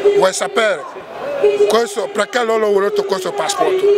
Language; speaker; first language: Italian; non-native, learner; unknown